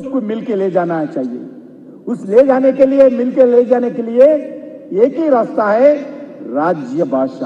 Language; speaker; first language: Hindi; non-native, local second language; Telugu